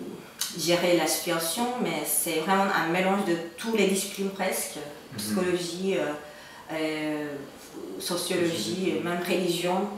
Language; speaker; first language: French; non-native, fluent; Turkish